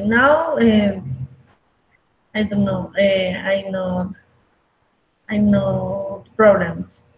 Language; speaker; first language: English; non-native, learner; Spanish